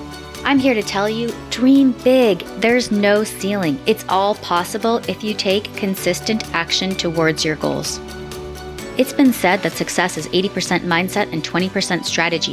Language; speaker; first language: English; native; English